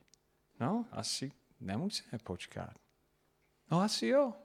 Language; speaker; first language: Czech; non-native, fluent; English